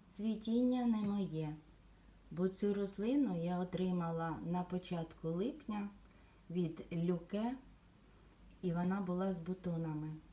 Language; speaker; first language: Ukrainian; native; Ukrainian